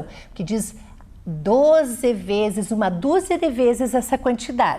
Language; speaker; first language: Portuguese; native; Portuguese